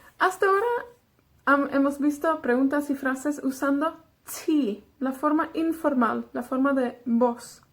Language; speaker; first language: Spanish; non-native, fluent; Welsh